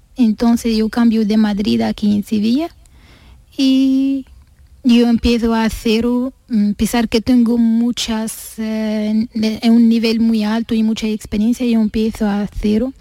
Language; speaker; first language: Spanish; non-native, learner; Arabic